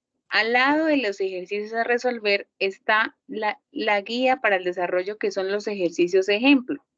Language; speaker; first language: Spanish; native; Spanish